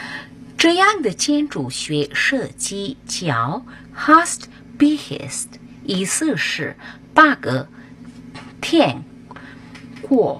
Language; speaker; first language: Chinese; non-native, fluent; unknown